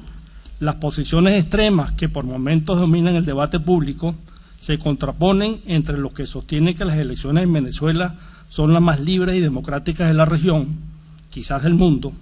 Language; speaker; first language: Spanish; native; Spanish